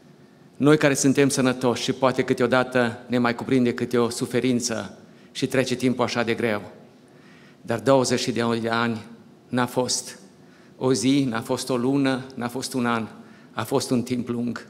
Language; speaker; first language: Romanian; native; Romanian